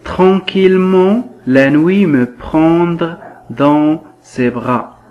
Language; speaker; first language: French; non-native, local second language; Arabic